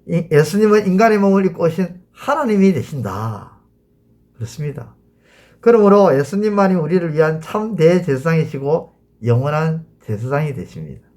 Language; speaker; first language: Korean; native; Korean